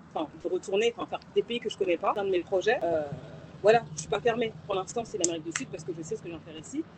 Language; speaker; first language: French; native; French